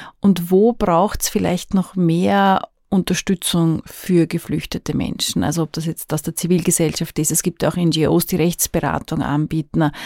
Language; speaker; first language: German; native; German